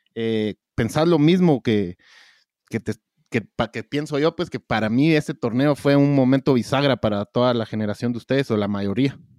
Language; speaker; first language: Spanish; native; Spanish